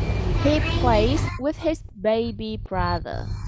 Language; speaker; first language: English; non-native, fluent; Vietnamese